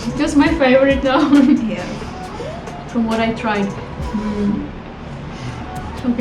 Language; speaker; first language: English; non-native, fluent; Ukrainian